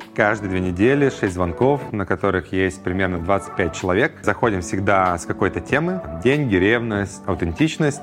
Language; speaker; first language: Russian; native; Russian